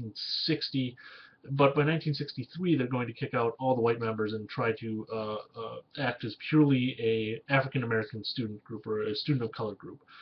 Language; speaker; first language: English; native; English